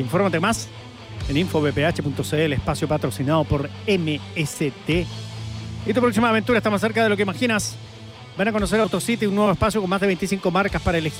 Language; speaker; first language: Spanish; native; Spanish